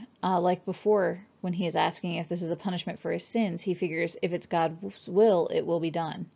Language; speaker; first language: English; native; English